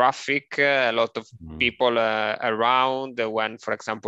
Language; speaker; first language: English; non-native, learner; Italian